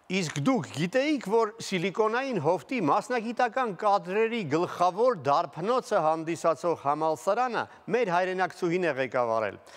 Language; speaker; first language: Armenian; native; Armenian